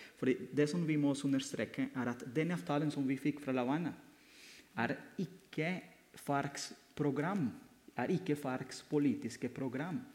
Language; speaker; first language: Norwegian; non-native, fluent; Spanish